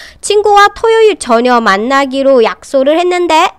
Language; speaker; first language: Korean; non-native, local second language; Chinese